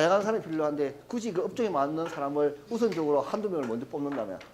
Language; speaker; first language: Korean; native; Korean